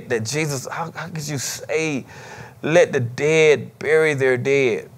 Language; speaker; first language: English; native; English